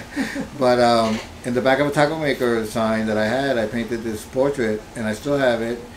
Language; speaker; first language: English; early bilingual, other home language; Spanish